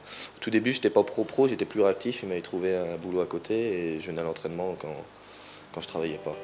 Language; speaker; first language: French; native; French